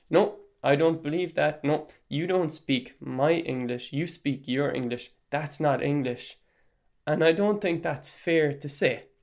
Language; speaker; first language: English; non-native, local second language; Irish